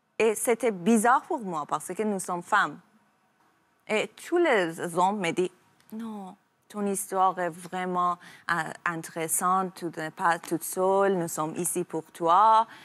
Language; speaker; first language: French; non-native, learner; Persian